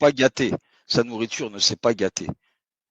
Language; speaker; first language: French; native; French